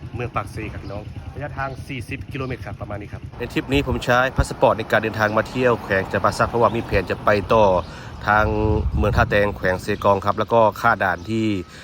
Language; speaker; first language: Thai; native; Thai